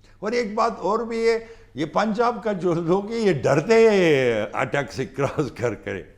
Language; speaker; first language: Urdu; non-native, fluent; Pashto